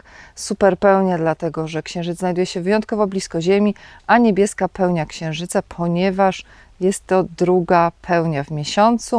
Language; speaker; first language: Polish; native; Polish